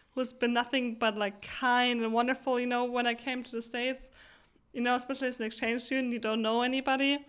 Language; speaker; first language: English; non-native, fluent; German